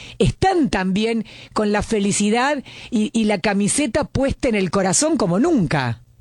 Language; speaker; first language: Spanish; native; Spanish